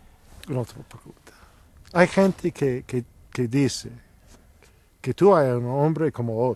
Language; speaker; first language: Spanish; non-native, learner; English